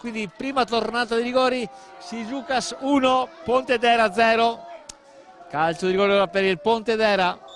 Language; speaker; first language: Italian; native; Italian